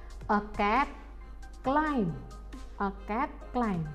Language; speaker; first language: English; non-native, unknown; Indonesian